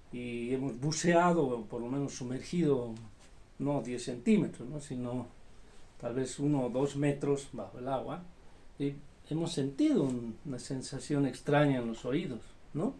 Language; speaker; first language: Spanish; native; Spanish